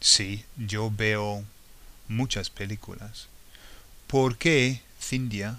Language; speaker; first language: Spanish; non-native, fluent; English